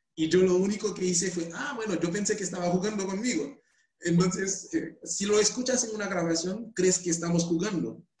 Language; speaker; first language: Spanish; non-native, fluent; Haitian Creole